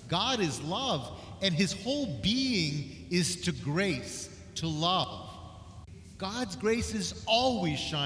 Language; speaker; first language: English; native; English